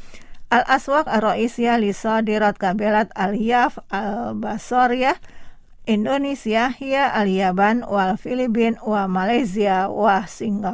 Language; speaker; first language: Arabic; non-native, fluent; Indonesian